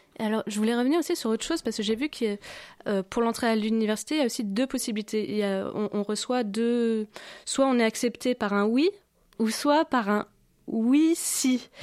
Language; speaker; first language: French; native; French